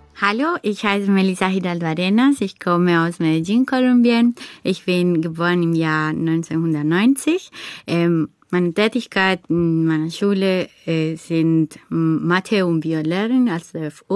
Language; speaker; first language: German; non-native, fluent; Spanish